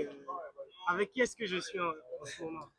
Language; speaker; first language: French; native; French